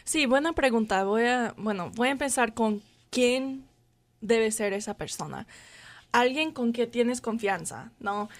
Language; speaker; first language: Spanish; non-native, learner; English